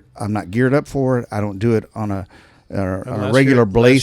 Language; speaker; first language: English; native; English